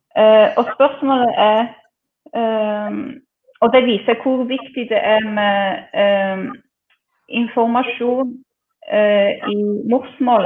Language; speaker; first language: Norwegian; non-native, fluent; Polish